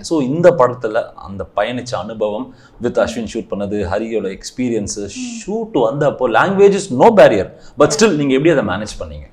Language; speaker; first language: Tamil; native; Tamil